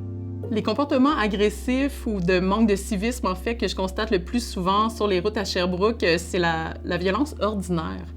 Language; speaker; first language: French; native; French